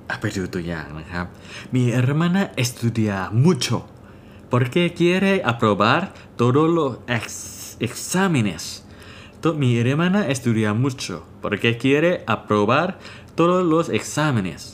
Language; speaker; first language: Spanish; non-native, fluent; Thai